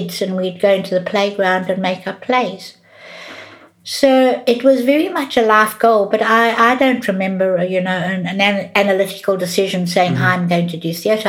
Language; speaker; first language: English; native; English